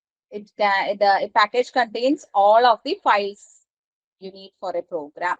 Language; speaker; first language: English; non-native, local second language; Malayalam